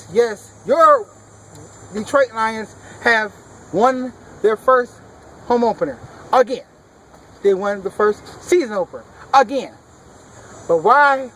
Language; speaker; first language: English; native; English